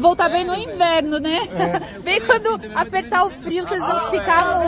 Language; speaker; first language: Portuguese; native; Portuguese